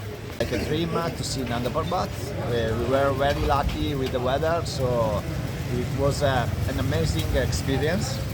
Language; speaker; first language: English; non-native, learner; Italian